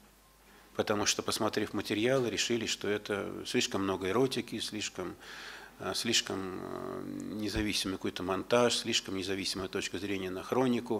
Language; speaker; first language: Russian; native; Russian